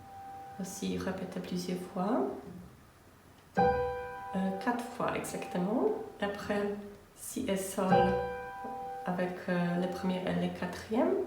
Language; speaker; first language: French; non-native, fluent; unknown